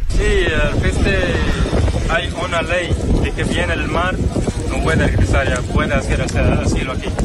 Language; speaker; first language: Spanish; non-native, learner; Arabic